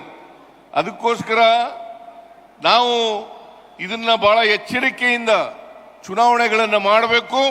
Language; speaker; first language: Kannada; native; Kannada